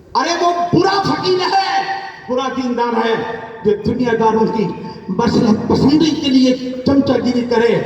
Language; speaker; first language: Urdu; non-native, local second language; Sindhi